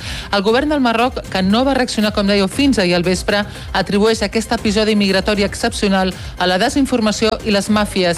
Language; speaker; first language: Catalan; native; Catalan